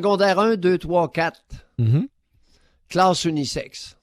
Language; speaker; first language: French; native; French